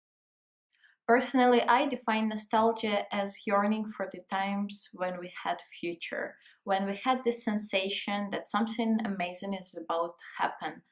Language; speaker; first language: English; non-native, fluent; Russian